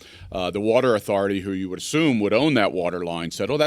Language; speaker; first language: English; native; English